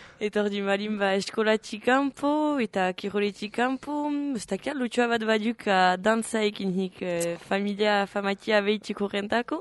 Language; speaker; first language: Basque; native; Basque